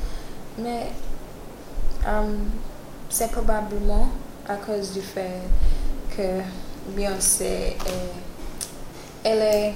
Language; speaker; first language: French; non-native, learner; English